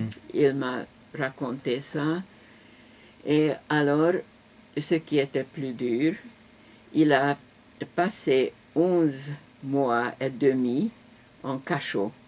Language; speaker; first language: French; non-native, fluent; Hungarian